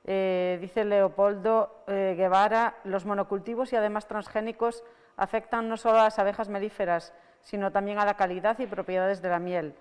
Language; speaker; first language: Spanish; native; Spanish